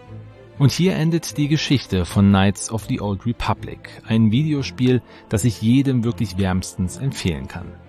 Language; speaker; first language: German; native; German